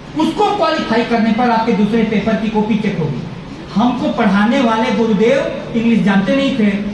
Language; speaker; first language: Hindi; non-native, local second language; Bhojpuri